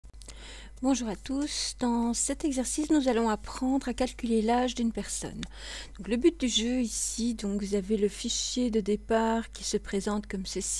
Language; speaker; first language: French; native; French